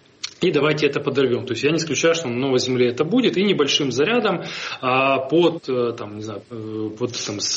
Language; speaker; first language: Russian; native; Russian